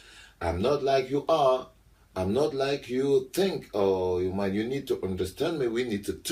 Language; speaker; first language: English; non-native, local second language; French